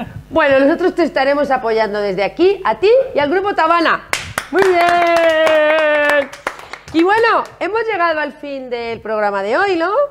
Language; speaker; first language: Spanish; native; Spanish